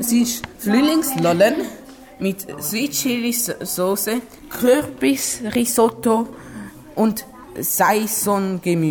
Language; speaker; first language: German; non-native, learner; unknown